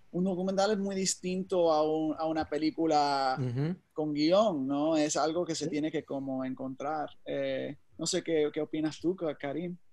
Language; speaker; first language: Spanish; early bilingual, heritage; Spanish